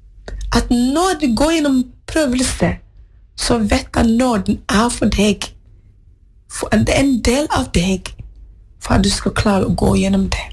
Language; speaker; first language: Norwegian; non-native, fluent; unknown